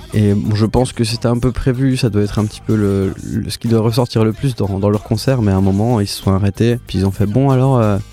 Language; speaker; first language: French; native; French